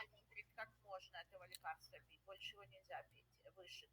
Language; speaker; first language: Russian; native; Russian